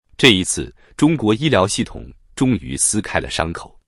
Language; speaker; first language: Chinese; native; Chinese